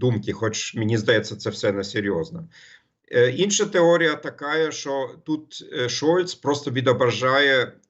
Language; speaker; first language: Ukrainian; non-native, fluent; German